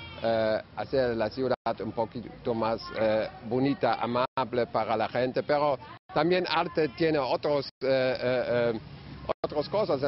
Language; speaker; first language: Spanish; non-native, learner; German